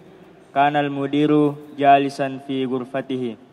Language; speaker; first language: Arabic; non-native, learner; Indonesian